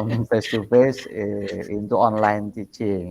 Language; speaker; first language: English; non-native, local second language; Indonesian